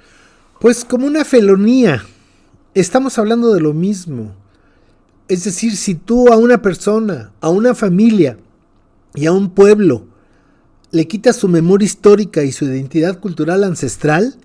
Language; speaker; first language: Spanish; native; Spanish